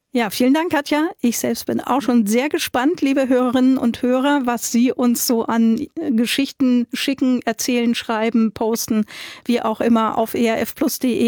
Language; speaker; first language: German; native; German